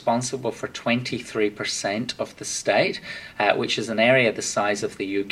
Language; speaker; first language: English; native; English